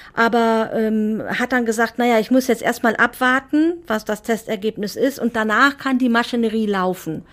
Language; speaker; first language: German; native; German